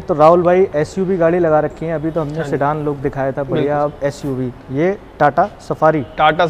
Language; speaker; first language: Hindi; native; Hindi